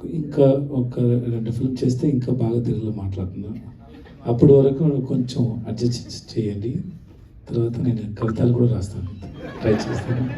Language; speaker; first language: Telugu; non-native, learner; Tamil